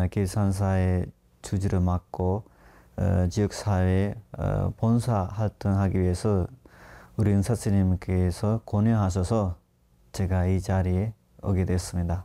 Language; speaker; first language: Korean; non-native, fluent; Sinhala